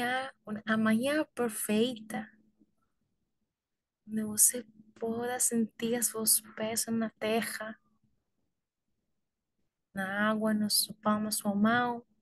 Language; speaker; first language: Portuguese; non-native, learner; Spanish